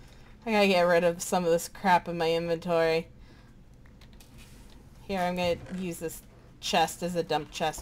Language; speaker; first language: English; native; English